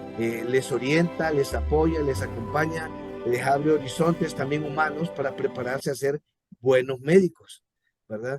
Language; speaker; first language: Spanish; native; Spanish